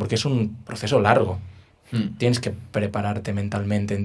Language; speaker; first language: Spanish; native; Spanish